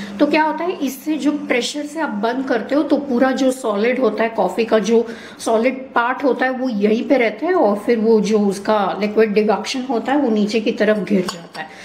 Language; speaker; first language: Hindi; non-native, local second language; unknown